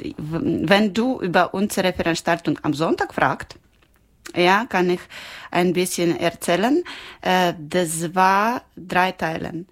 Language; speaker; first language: German; non-native, learner; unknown